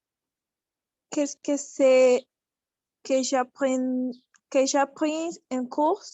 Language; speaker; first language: French; non-native, learner; Spanish